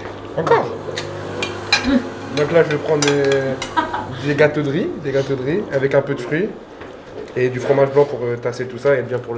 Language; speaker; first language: French; native; French